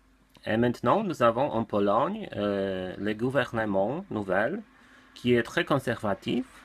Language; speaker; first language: French; non-native, learner; Polish